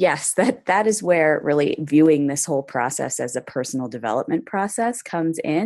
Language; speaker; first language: English; native; English